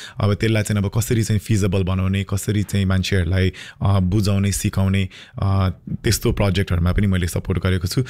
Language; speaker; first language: Nepali; early bilingual, heritage; Nepali